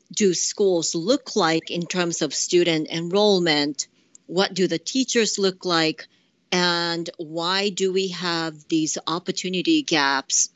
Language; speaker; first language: English; non-native, fluent; Japanese